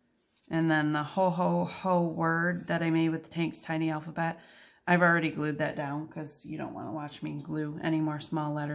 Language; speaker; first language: English; native; English